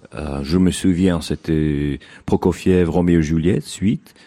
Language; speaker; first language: French; non-native, fluent; Russian